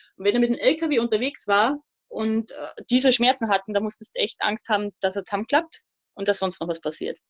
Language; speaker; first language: German; native; German